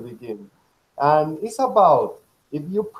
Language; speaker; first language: English; non-native, fluent; Spanish